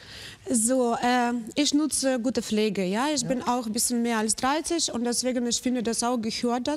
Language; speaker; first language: German; non-native, fluent; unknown